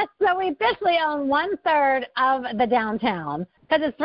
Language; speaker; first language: English; native; English